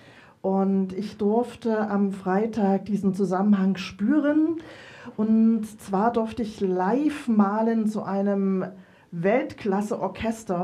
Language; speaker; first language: German; native; German